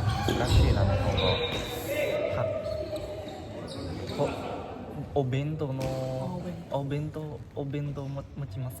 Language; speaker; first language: Japanese; non-native, learner; Indonesian